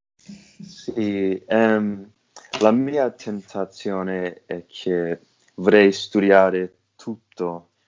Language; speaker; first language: Italian; non-native, learner; English